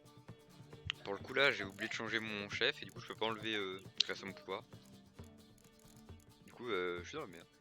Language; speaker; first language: French; native; French